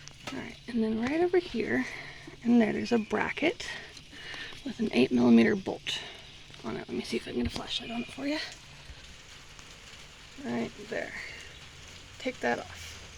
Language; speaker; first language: English; native; English